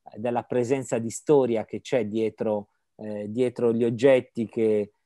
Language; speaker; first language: Italian; native; Italian